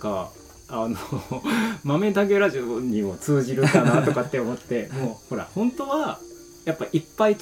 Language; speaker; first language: Japanese; native; Japanese